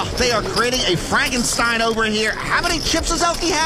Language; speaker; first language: English; native; English